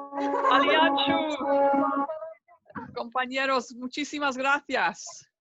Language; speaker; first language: Spanish; non-native, fluent; English